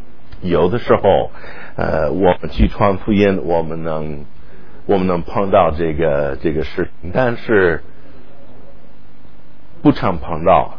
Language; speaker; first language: Chinese; non-native, fluent; English